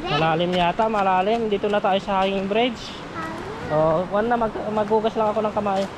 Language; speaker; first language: Filipino; non-native, local second language; Iloko